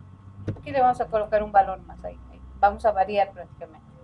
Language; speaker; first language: Spanish; native; Spanish